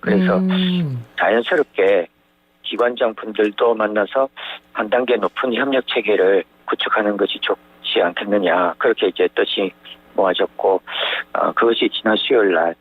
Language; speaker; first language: Korean; native; Korean